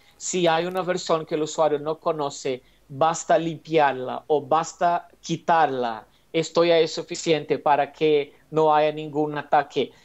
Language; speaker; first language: Spanish; non-native, fluent; Portuguese